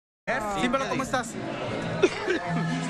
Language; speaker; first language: Spanish; native; Spanish